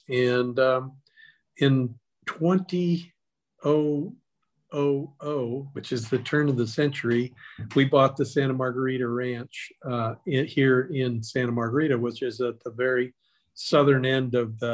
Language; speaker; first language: English; native; English